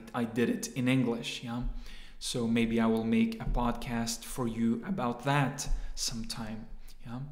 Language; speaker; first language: English; non-native, fluent; Lithuanian